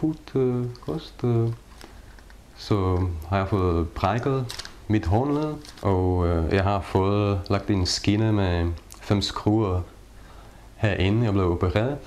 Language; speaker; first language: Danish; non-native, fluent; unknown